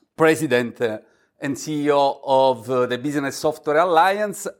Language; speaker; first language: English; non-native, fluent; Italian